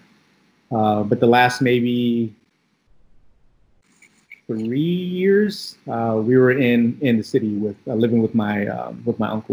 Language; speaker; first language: English; early bilingual, other home language; Filipino